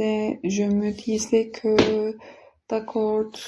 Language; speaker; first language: French; non-native, learner; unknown